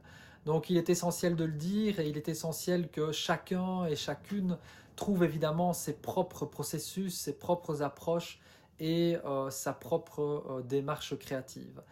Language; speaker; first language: French; native; French